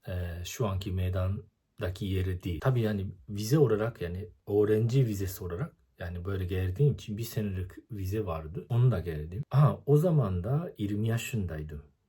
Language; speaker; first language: Turkish; non-native, fluent; Japanese